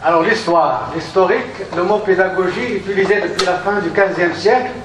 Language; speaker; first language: French; non-native, local second language; Arabic